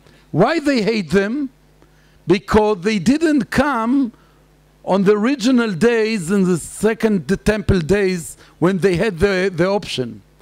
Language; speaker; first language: English; non-native, fluent; Hebrew